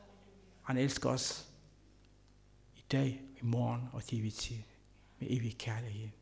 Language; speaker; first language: Danish; non-native, fluent; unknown